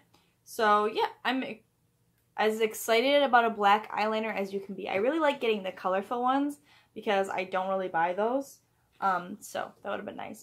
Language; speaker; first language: English; native; English